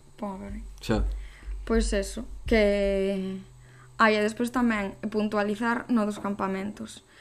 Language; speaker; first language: Galician; native; Galician